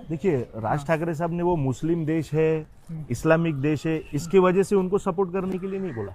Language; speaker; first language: Hindi; non-native, local second language; Gujarati